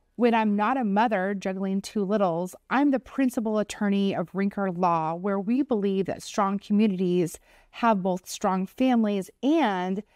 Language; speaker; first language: English; native; English